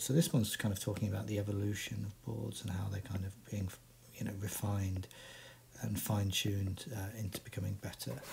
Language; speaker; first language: English; native; English